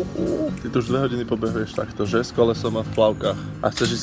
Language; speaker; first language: Slovak; native; Slovak